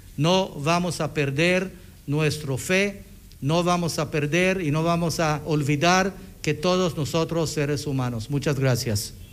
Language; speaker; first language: Spanish; non-native, fluent; Hebrew